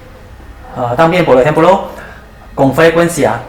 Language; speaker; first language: Spanish; non-native, learner; Chinese